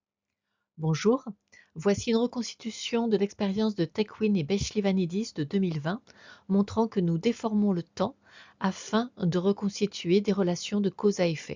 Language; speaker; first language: French; native; French